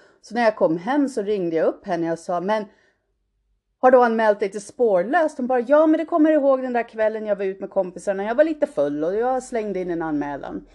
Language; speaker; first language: Swedish; early bilingual, heritage; Swedish